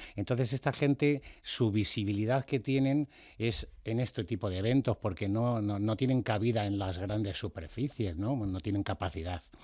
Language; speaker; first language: Spanish; native; Spanish